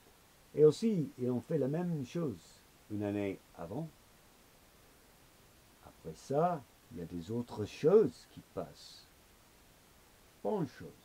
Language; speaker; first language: French; non-native, learner; English